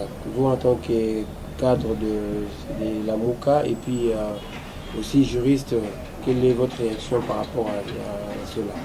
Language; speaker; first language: French; non-native, local second language; Lingala